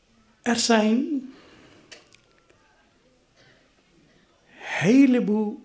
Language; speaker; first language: Dutch; non-native, fluent; Urdu